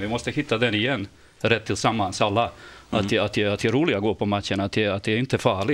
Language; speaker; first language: Swedish; non-native, fluent; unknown